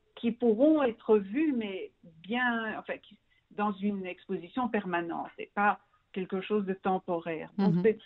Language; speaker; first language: French; native; French